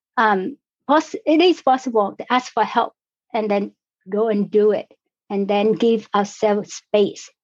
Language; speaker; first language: English; non-native, fluent; Vietnamese